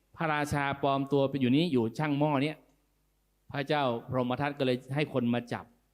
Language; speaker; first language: Thai; native; Thai